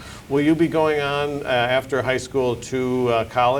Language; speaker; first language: English; native; English